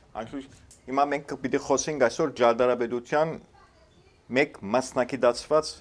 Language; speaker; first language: Armenian; early bilingual, heritage; Armenian